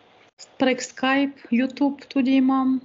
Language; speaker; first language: Slovenian; non-native, fluent; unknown